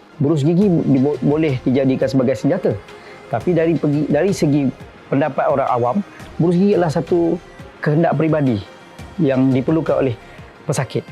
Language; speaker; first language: Malay; non-native, learner; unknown